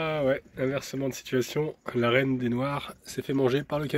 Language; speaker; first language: French; native; French